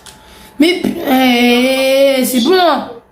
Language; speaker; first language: French; native; French